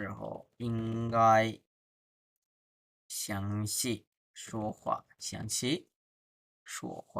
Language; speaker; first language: Chinese; non-native, fluent; Bangla